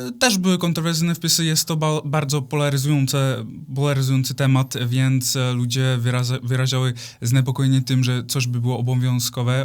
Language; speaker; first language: Polish; non-native, fluent; Czech